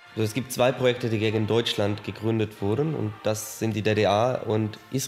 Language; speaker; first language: German; non-native, fluent; Hebrew